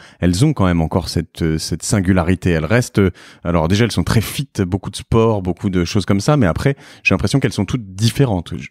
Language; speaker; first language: French; native; French